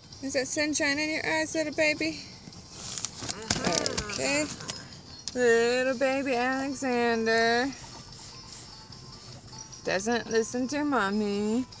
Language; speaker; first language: English; native; English